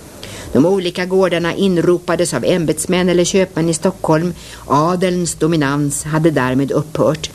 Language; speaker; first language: Swedish; native; Swedish